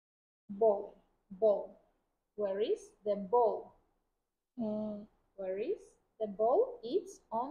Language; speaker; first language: English; non-native, fluent; Vietnamese